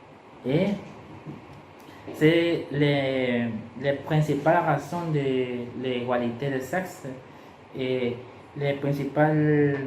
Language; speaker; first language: French; non-native, learner; Spanish